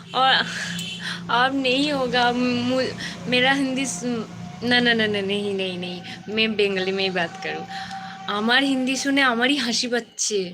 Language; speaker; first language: Hindi; non-native, local second language; Bangla